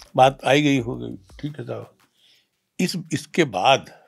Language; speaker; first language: Hindi; native; Hindi